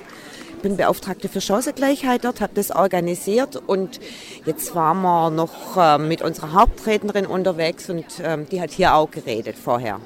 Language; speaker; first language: German; native; German